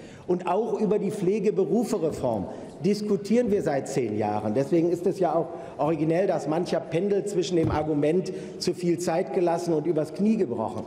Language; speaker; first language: German; native; German